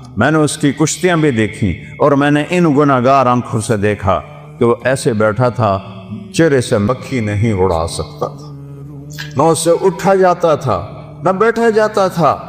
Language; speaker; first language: Urdu; non-native, local second language; Saraiki